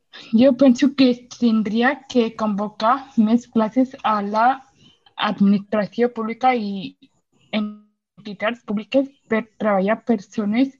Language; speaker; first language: Catalan; non-native, local second language; Spanish